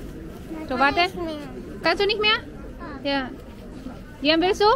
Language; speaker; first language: German; non-native, learner; Filipino